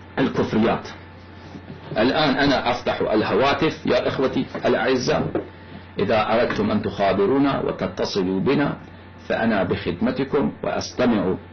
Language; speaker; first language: Arabic; non-native, fluent; Persian